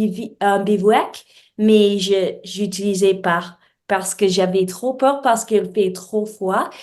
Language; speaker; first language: French; non-native, learner; English